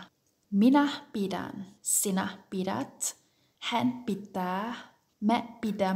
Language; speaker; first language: Finnish; non-native, fluent; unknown